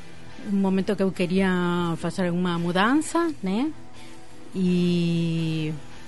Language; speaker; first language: Portuguese; non-native, fluent; Spanish